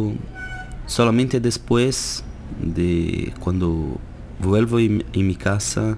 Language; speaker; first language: Spanish; non-native, fluent; Portuguese